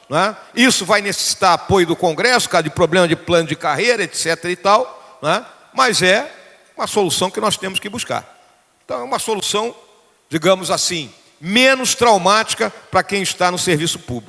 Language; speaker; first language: Portuguese; native; Portuguese